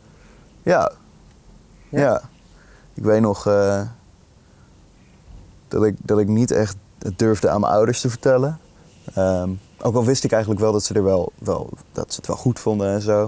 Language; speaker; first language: Dutch; native; Dutch